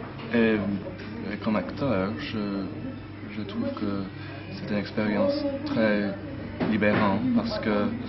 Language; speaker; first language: French; non-native, learner; English